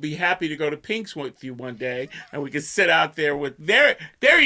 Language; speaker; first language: English; native; English